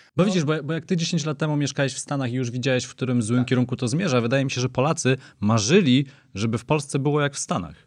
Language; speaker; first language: Polish; native; Polish